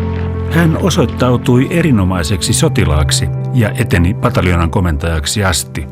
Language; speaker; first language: Finnish; native; Finnish